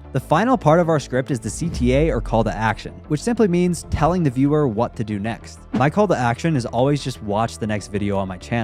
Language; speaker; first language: English; native; English